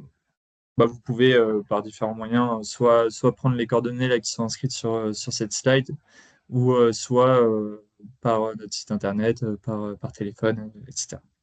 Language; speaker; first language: French; native; French